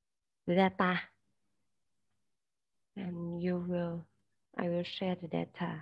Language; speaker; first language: English; non-native, learner; Vietnamese